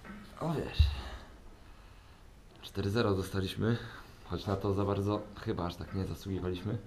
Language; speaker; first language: Polish; native; Polish